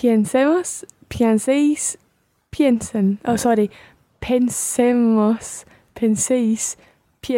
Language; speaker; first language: Spanish; non-native, learner; English